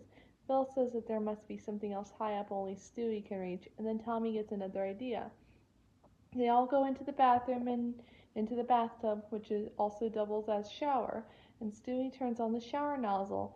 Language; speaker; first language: English; native; English